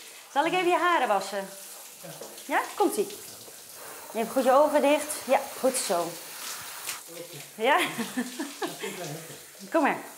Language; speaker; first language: Dutch; native; Dutch